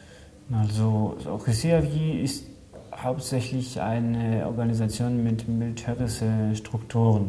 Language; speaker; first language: German; non-native, fluent; Greek